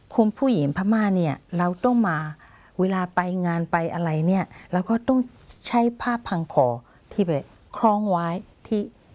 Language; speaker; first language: Thai; non-native, fluent; Burmese